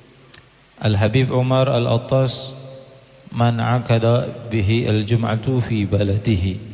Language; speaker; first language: Arabic; non-native, fluent; Indonesian